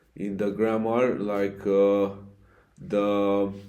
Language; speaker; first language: English; non-native, fluent; Romanian